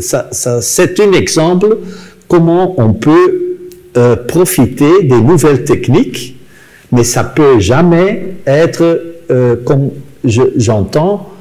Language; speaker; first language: French; non-native, local second language; Dutch